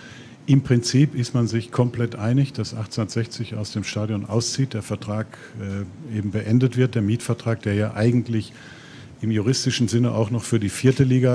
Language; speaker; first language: German; native; German